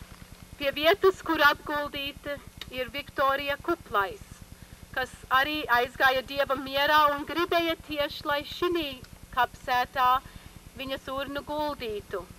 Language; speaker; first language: Latvian; early bilingual, heritage; Latvian